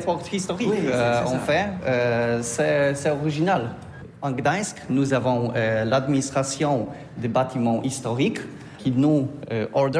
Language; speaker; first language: French; non-native, learner; Polish